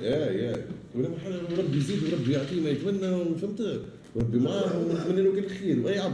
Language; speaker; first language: Arabic; native; Arabic